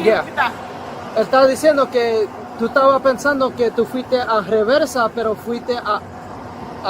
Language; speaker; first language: Spanish; early bilingual, heritage; Spanish